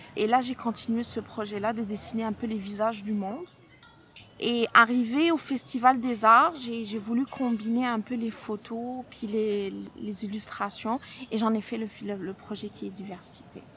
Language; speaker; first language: French; non-native, local second language; Arabic